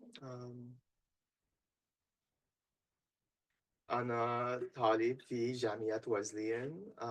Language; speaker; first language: Arabic; non-native, learner; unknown